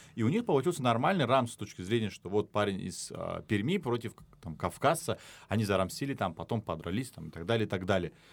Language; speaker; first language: Russian; non-native, local second language; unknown